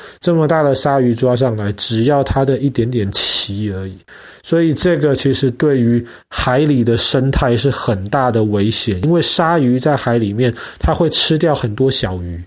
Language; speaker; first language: Chinese; native; Chinese